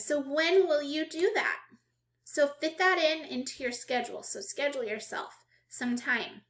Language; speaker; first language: English; native; English